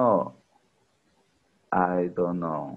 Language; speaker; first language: English; non-native, learner; Spanish